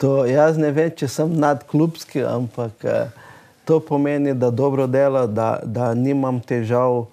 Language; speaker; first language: Slovenian; non-native, learner; Portuguese